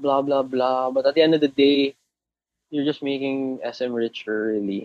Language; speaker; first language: English; non-native, local second language; Bikol